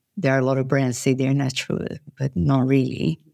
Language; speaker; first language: English; non-native, fluent; Portuguese